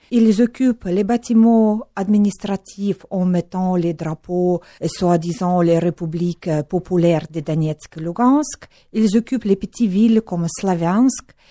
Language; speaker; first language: French; non-native, fluent; Russian